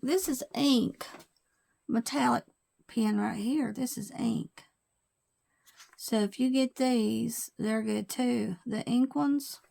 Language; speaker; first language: English; native; English